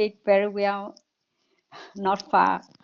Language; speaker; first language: English; non-native, learner; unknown